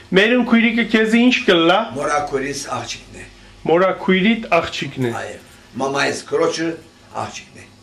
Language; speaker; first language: Armenian; native; Armenian